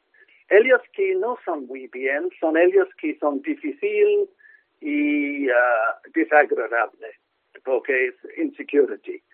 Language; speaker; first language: Spanish; non-native, learner; English